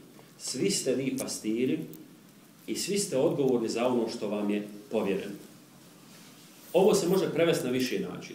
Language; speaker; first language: Serbian; native; Serbian